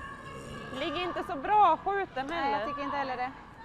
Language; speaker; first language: Swedish; native; Swedish